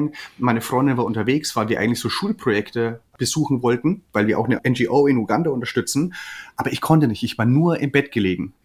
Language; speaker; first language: German; native; German